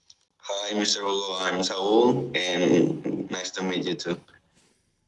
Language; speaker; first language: English; non-native, learner; Spanish